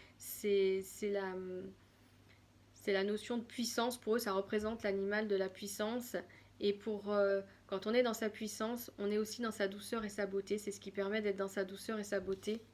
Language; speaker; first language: French; native; French